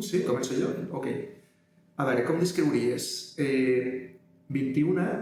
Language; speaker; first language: Catalan; native; Catalan